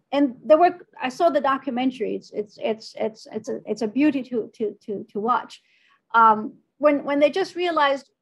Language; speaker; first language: English; non-native, fluent; Arabic